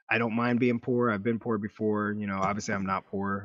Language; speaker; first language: English; native; English